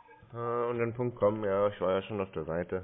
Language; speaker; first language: German; native; German